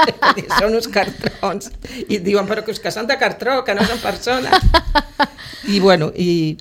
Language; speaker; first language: Catalan; native; Catalan